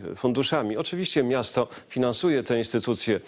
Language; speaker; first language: Polish; native; Polish